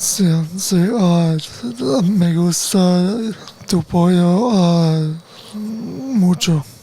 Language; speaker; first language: Spanish; non-native, learner; English